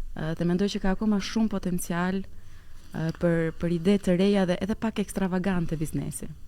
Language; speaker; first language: Albanian; early bilingual, heritage; Albanian